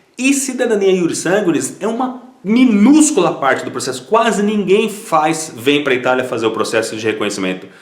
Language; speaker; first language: Portuguese; native; Portuguese